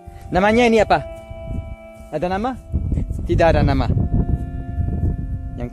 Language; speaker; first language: Indonesian; non-native, learner; English